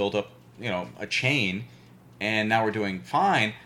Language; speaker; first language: English; early bilingual, other home language; Albanian